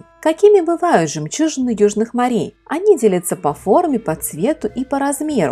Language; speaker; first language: Russian; native; Russian